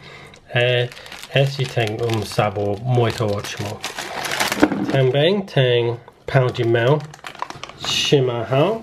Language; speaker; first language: Portuguese; non-native, learner; English